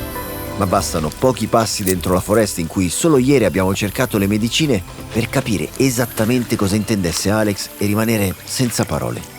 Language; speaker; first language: Italian; native; Italian